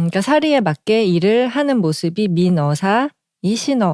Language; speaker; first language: Korean; native; Korean